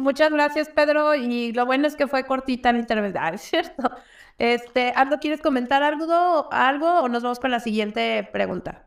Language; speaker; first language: Spanish; native; Spanish